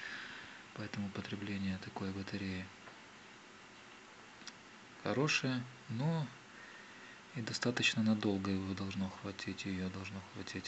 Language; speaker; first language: Russian; native; Russian